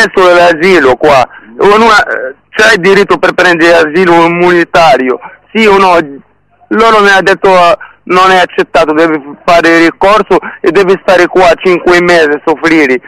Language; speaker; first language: Italian; non-native, learner; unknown